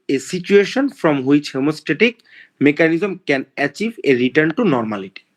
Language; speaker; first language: English; non-native, local second language; Bangla